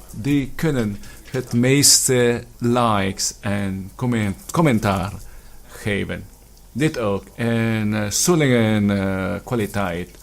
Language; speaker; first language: Dutch; non-native, fluent; Filipino